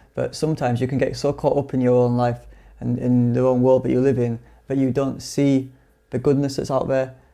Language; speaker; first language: English; native; English